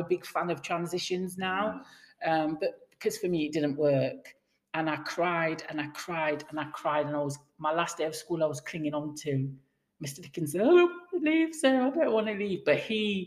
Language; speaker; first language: English; native; English